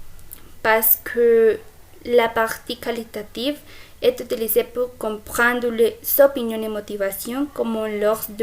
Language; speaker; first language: French; non-native, fluent; Spanish